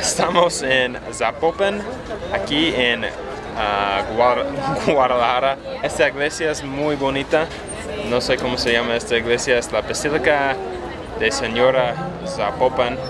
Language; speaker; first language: Spanish; non-native, learner; English